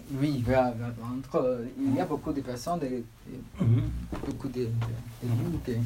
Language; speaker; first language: French; non-native, learner; Spanish